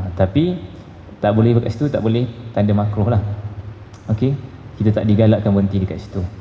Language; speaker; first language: Malay; native; Malay